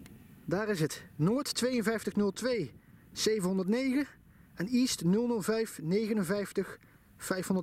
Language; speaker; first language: Dutch; native; Dutch